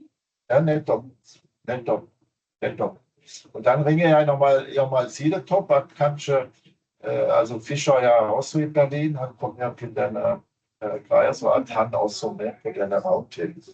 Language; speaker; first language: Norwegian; non-native, fluent; German